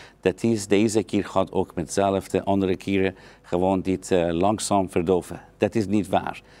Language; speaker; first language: Dutch; non-native, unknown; Persian